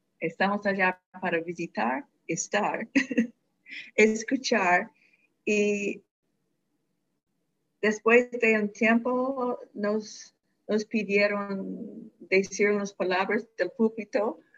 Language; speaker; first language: Spanish; non-native, fluent; English